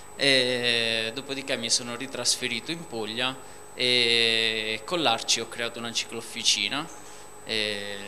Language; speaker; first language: Italian; native; Italian